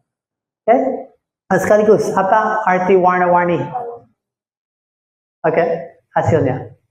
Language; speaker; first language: Indonesian; non-native, fluent; English